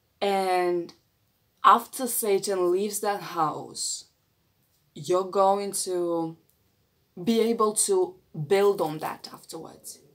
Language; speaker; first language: English; non-native, fluent; Romanian